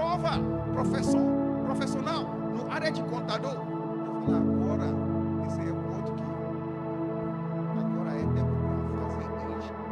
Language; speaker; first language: Portuguese; non-native, learner; Yoruba